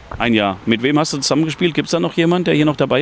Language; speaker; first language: German; native; German